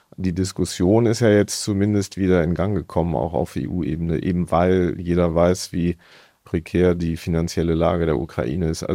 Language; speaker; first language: German; native; German